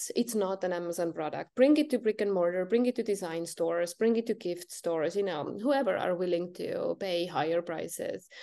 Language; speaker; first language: English; non-native, fluent; Estonian